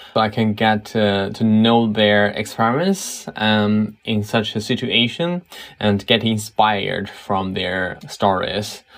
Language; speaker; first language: English; non-native, fluent; Chinese